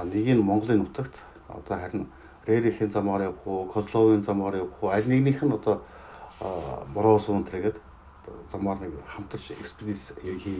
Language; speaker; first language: Mongolian; native; Mongolian